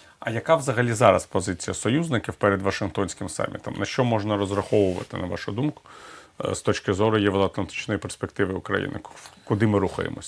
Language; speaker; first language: Ukrainian; native; Ukrainian